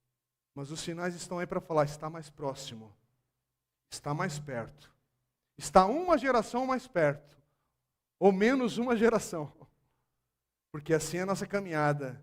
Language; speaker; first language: Portuguese; native; Portuguese